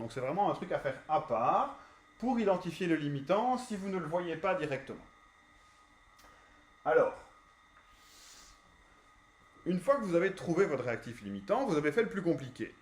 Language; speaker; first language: French; native; French